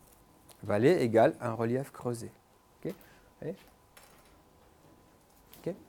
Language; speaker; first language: French; native; French